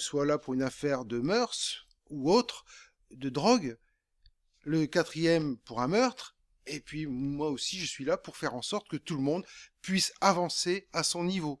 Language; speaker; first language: French; native; French